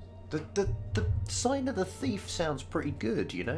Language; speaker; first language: English; native; English